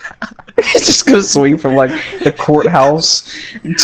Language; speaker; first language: English; native; English